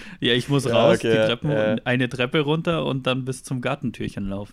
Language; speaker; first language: German; native; German